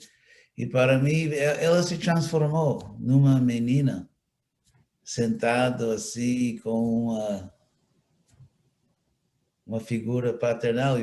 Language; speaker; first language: Portuguese; non-native, fluent; English